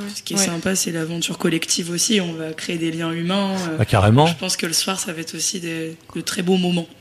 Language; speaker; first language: French; native; French